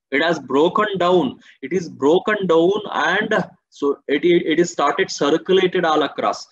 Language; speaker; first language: English; non-native, local second language; Telugu